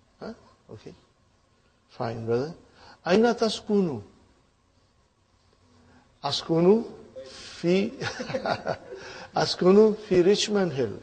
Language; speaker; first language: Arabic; non-native, fluent; Urdu